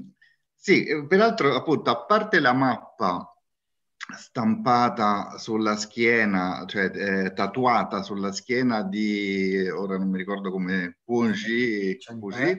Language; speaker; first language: Italian; native; Italian